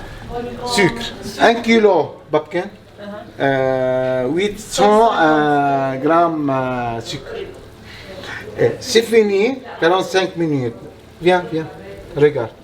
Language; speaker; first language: French; non-native, learner; Arabic